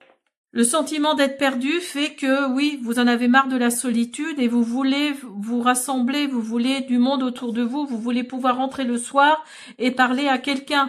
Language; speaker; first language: French; native; French